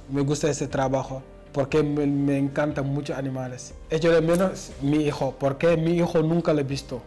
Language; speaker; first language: Spanish; non-native, learner; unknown